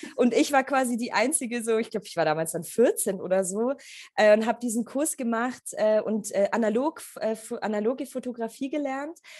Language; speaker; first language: German; early bilingual, other home language; Polish